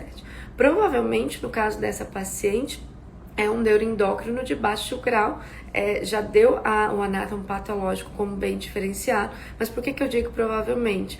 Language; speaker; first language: Portuguese; native; Portuguese